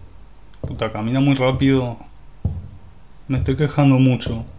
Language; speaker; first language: Spanish; native; Spanish